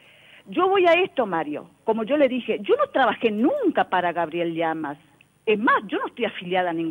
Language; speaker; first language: Spanish; native; Spanish